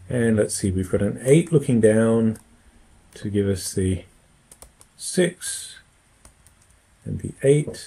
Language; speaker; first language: English; native; English